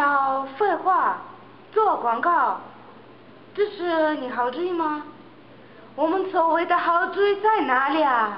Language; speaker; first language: Chinese; non-native, learner; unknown